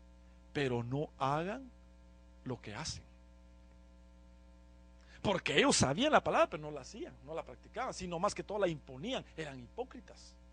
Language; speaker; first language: Spanish; native; Spanish